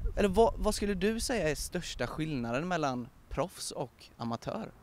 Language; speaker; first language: Swedish; native; Swedish